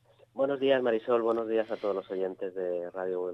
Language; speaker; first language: Spanish; native; Spanish